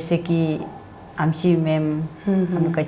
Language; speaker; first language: Hindi; non-native, local second language; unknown